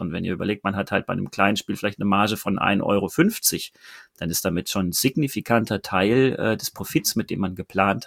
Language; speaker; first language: German; native; German